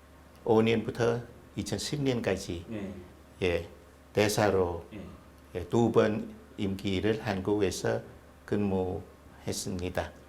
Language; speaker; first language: Korean; non-native, fluent; Vietnamese